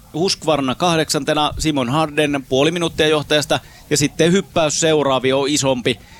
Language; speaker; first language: Finnish; native; Finnish